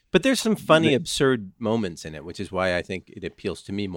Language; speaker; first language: English; native; English